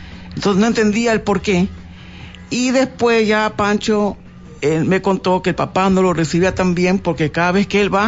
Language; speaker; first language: Spanish; native; Spanish